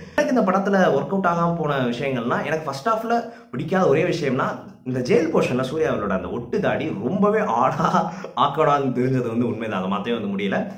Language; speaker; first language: Tamil; native; Tamil